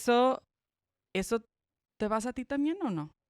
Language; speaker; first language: Spanish; non-native, fluent; Portuguese